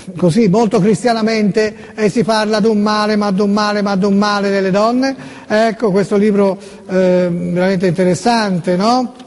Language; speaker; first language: Italian; native; Italian